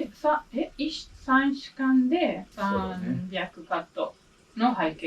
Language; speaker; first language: Japanese; non-native, learner; English